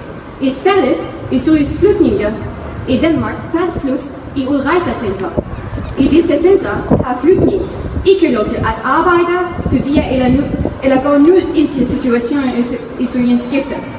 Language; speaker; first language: Danish; non-native, fluent; Arabic